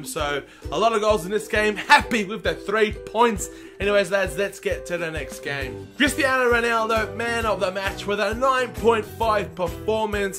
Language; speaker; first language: English; native; English